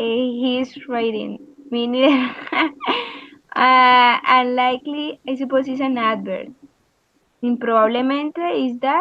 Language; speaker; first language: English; non-native, learner; Spanish